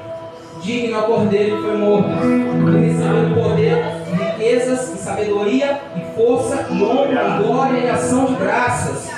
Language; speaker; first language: Portuguese; native; Portuguese